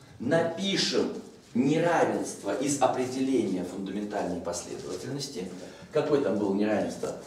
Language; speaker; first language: Russian; native; Russian